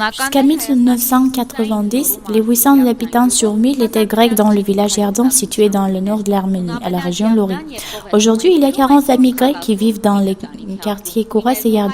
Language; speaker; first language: French; non-native, fluent; Armenian